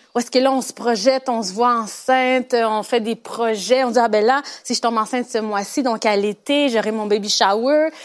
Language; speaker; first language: French; native; French